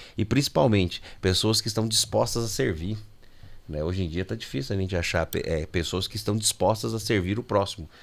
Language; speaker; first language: Portuguese; native; Portuguese